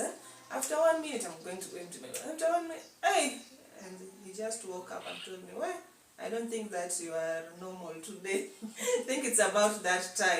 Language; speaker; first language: English; non-native, local second language; Swahili